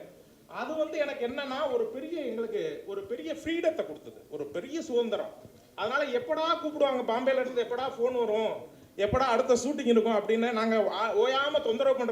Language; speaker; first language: Tamil; native; Tamil